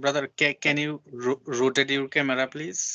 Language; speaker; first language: English; non-native, learner; Bangla